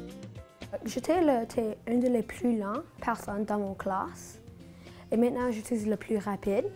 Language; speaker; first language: French; non-native, local second language; English